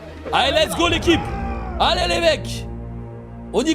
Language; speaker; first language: French; native; French